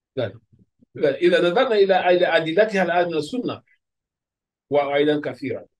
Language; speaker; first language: Arabic; non-native, fluent; Urdu